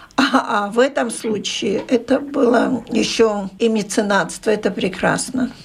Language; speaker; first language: Russian; native; Russian